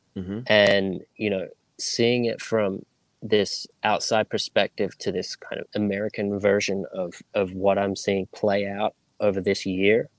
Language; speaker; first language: English; native; English